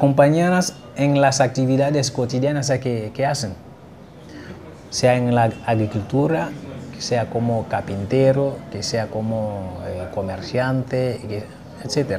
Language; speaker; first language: Spanish; non-native, fluent; Haitian Creole